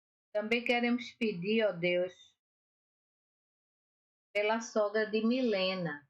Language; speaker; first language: Portuguese; native; Portuguese